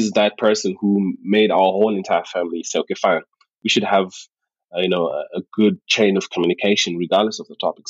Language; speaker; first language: English; non-native, local second language; Shona